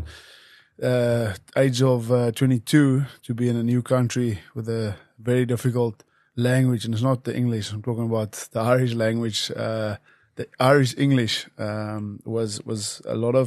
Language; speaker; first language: English; non-native, local second language; Afrikaans